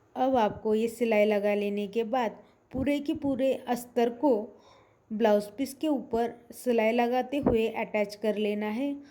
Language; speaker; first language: Hindi; non-native, local second language; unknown